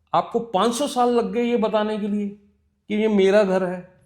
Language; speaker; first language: Hindi; non-native, local second language; Punjabi